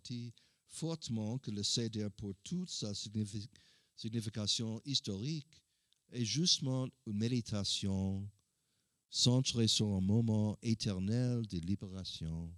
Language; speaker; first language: French; non-native, learner; English